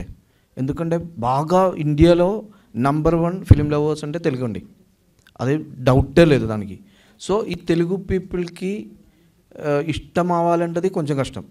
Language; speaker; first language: Telugu; non-native, learner; Malayalam